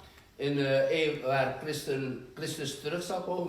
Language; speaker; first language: Dutch; non-native, fluent; Indonesian